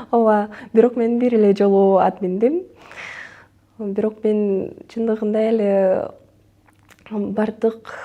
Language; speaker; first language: Kyrgyz; non-native, local second language; Russian